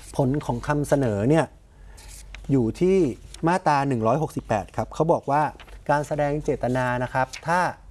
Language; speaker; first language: Thai; native; Thai